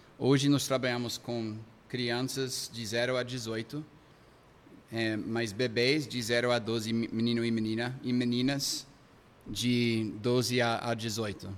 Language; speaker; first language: Portuguese; non-native, fluent; English